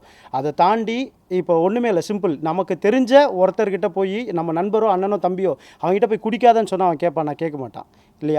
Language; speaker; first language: Tamil; native; Tamil